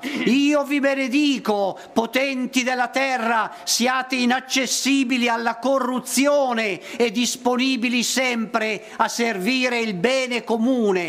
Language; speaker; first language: Italian; native; Italian